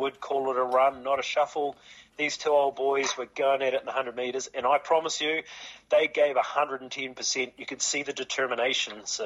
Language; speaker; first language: English; native; English